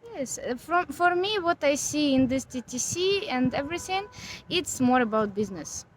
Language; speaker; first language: English; non-native, learner; Ukrainian